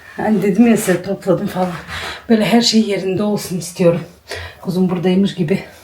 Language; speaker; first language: Turkish; native; Turkish